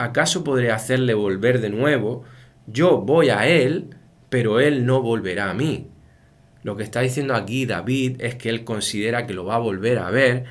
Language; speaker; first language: Spanish; native; Spanish